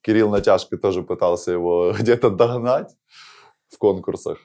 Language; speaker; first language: Russian; native; Russian